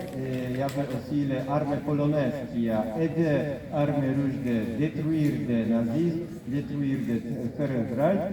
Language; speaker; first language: French; non-native, fluent; Polish